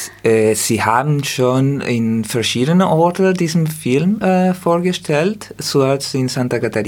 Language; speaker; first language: German; non-native, learner; Spanish